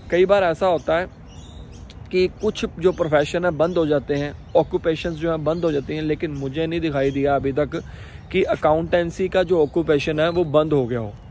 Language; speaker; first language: Hindi; native; Hindi